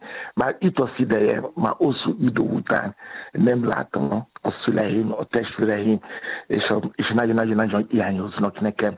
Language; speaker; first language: Hungarian; non-native, fluent; Yoruba